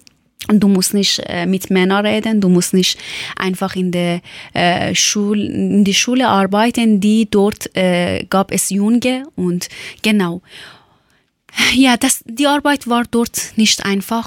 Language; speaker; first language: German; non-native, learner; Persian